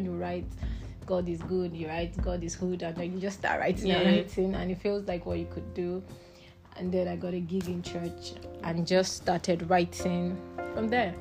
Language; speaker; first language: English; non-native, local second language; Igbo